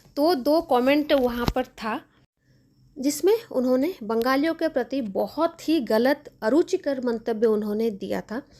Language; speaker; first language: Hindi; non-native, local second language; Bangla